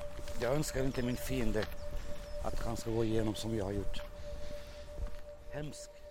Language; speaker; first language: Swedish; early bilingual, other home language; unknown